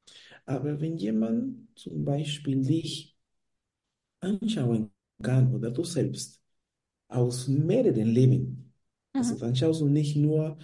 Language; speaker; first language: German; non-native, fluent; Spanish